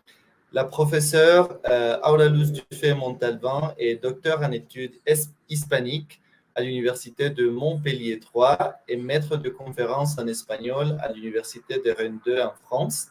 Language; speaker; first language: French; non-native, fluent; Spanish